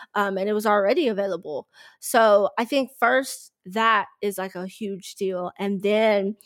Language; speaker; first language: English; native; English